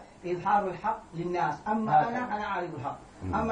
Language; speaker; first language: Arabic; non-native, fluent; Morisyen